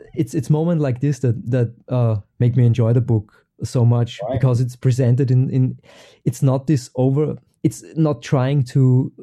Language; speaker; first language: English; non-native, fluent; German